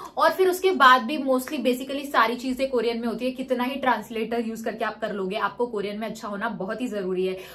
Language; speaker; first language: Hindi; native; Hindi